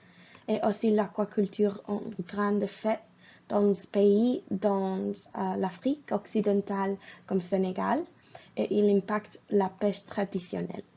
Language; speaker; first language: French; non-native, fluent; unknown